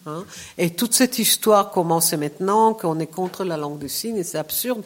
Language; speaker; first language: French; non-native, fluent; Hebrew